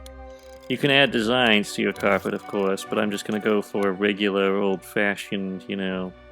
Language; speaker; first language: English; native; English